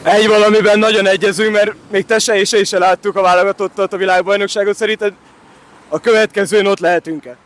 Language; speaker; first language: Hungarian; native; Hungarian